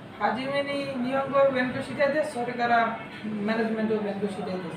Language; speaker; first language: Japanese; non-native, learner; Bangla